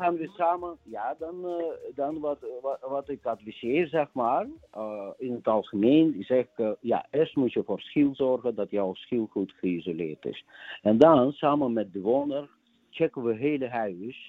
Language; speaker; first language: Dutch; non-native, fluent; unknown